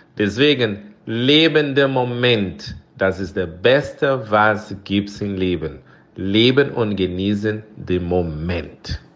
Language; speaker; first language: German; non-native, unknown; Portuguese